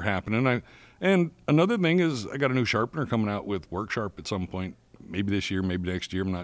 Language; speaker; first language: English; native; English